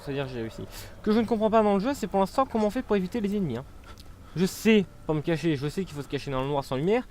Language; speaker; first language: French; native; French